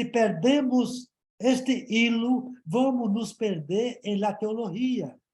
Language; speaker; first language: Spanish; non-native, learner; Portuguese